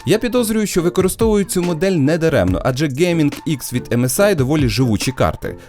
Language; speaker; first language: Ukrainian; non-native, local second language; Russian